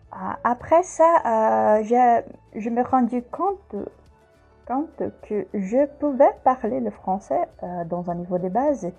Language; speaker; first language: French; non-native, fluent; Portuguese